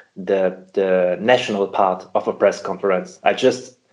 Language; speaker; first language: English; non-native, fluent; German